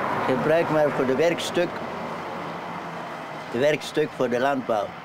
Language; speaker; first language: Dutch; non-native, learner; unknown